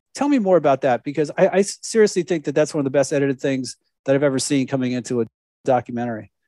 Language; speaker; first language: English; native; English